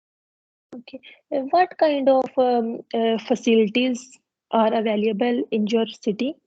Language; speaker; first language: English; non-native, learner; Punjabi